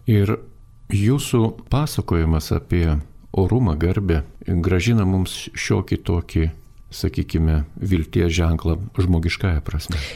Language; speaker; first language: Lithuanian; native; Lithuanian